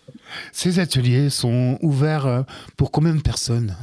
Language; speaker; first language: French; native; French